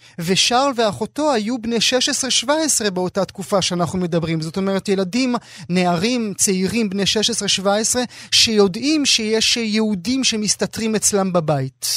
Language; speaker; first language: Hebrew; native; Hebrew